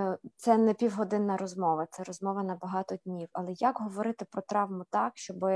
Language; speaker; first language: Ukrainian; native; Ukrainian